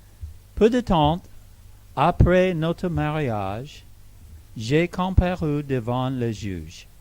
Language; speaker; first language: French; non-native, learner; English